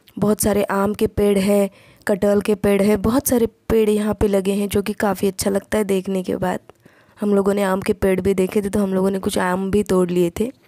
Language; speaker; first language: Hindi; non-native, local second language; Marathi